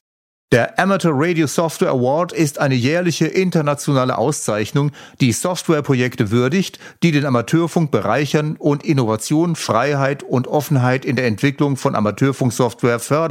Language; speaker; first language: German; native; German